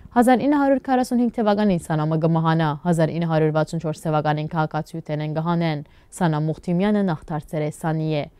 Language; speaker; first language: Armenian; early bilingual, heritage; Armenian